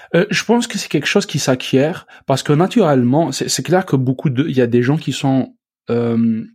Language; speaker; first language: French; non-native, local second language; Arabic